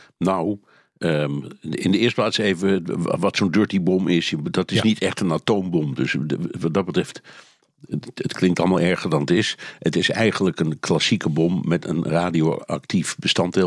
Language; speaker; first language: Dutch; native; Dutch